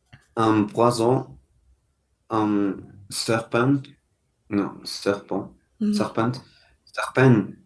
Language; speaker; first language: French; non-native, learner; Spanish